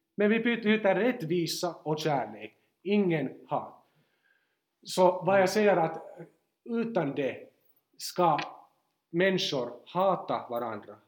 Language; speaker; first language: Swedish; non-native, local second language; Finnish